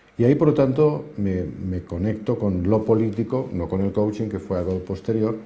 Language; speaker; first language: Spanish; native; Spanish